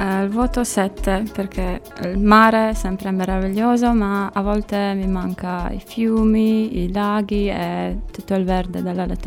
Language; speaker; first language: Italian; non-native, learner; Latvian